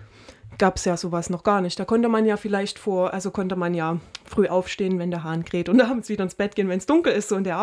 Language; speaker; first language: German; native; German